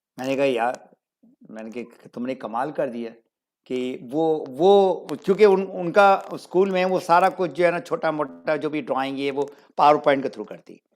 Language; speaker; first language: Urdu; native; Urdu